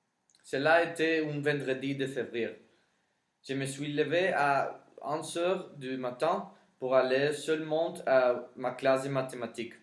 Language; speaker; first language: French; non-native, learner; Spanish